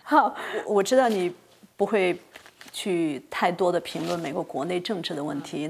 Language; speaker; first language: Chinese; native; Chinese